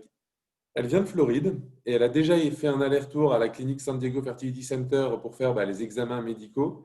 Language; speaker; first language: French; native; French